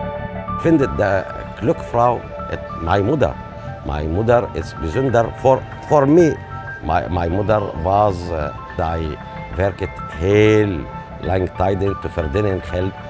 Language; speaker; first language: Dutch; non-native, learner; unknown